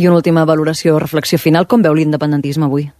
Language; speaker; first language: Catalan; native; Catalan